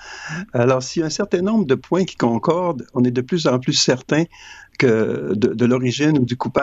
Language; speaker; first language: French; native; French